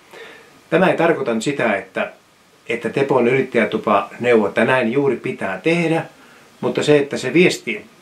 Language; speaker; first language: Finnish; native; Finnish